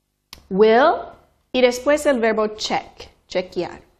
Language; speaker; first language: Spanish; non-native, fluent; English